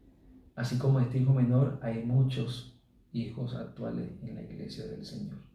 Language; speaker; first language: Spanish; native; Spanish